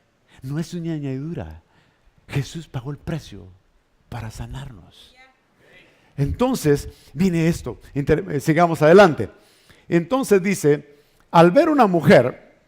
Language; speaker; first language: Spanish; native; Spanish